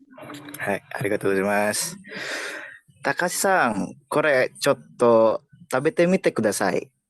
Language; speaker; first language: Japanese; non-native, learner; Indonesian